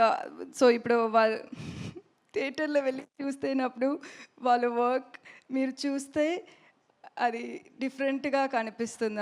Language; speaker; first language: Telugu; non-native, learner; Tamil